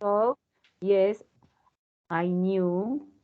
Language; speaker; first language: English; non-native, learner; Spanish